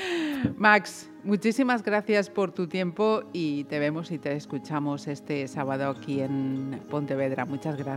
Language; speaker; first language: Spanish; native; Spanish